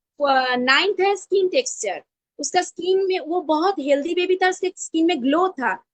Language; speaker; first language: Hindi; non-native, local second language; Bangla